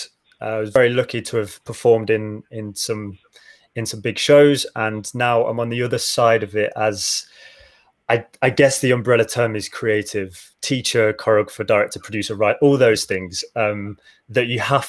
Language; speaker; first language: English; native; English